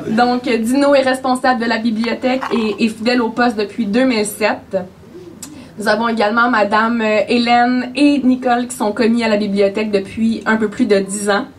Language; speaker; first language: French; native; French